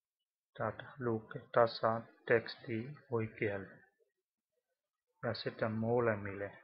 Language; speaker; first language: Finnish; non-native, learner; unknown